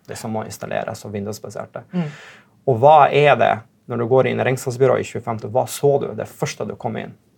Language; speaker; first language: Norwegian; non-native, fluent; Macedonian